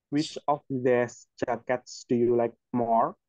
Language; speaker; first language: English; non-native, learner; Indonesian